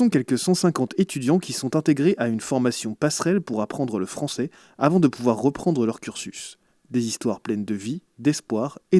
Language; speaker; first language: French; native; French